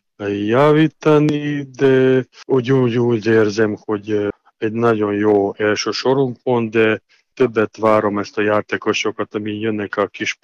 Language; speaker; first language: Hungarian; non-native, learner; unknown